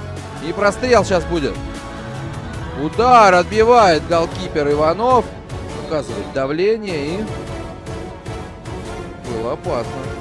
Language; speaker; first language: Russian; native; Russian